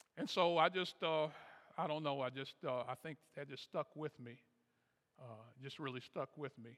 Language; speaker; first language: English; native; English